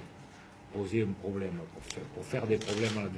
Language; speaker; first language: Italian; non-native, fluent; French